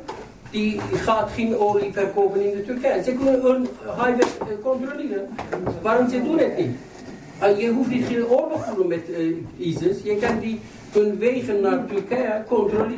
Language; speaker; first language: Dutch; non-native, fluent; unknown